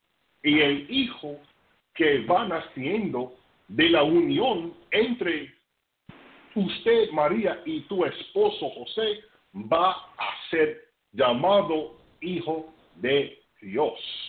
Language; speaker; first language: Spanish; non-native, fluent; English